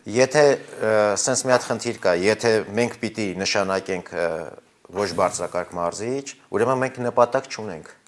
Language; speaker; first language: Armenian; native; Armenian